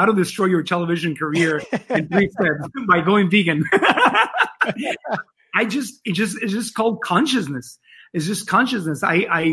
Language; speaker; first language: English; non-native, fluent; Spanish